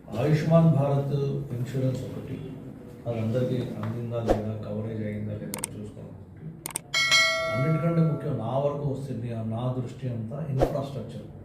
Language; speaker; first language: Telugu; native; Telugu